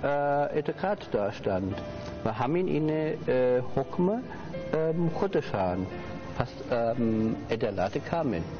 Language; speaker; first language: Persian; non-native, learner; German